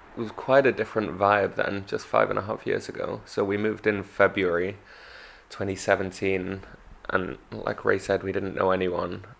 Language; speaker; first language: English; native; English